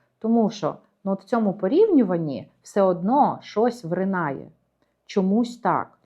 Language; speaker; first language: Ukrainian; native; Ukrainian